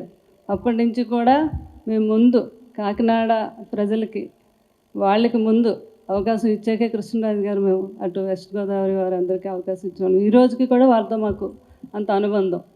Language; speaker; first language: Telugu; native; Telugu